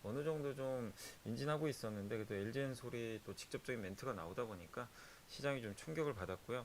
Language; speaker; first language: Korean; native; Korean